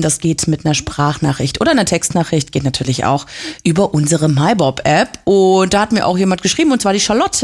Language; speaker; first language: German; native; German